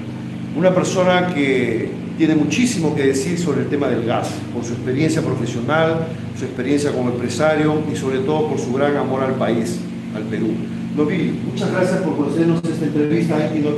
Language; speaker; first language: Spanish; native; Spanish